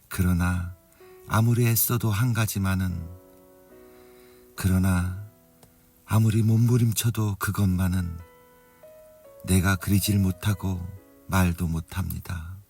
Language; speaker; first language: Korean; native; Korean